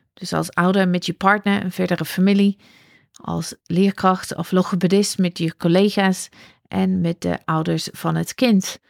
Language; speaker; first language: Dutch; non-native, fluent; English